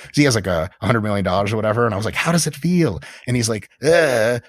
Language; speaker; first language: English; early bilingual, other home language; Russian